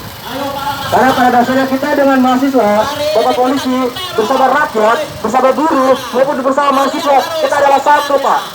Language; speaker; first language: Indonesian; native; Indonesian